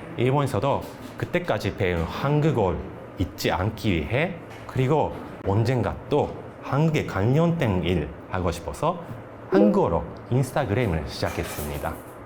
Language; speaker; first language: Korean; non-native, fluent; Japanese